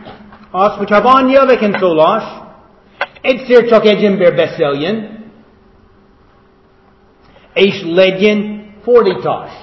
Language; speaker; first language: Hungarian; non-native, fluent; English